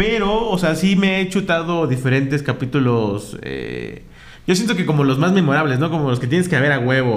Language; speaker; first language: Spanish; native; Spanish